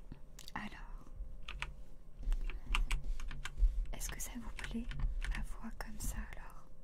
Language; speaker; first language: French; native; French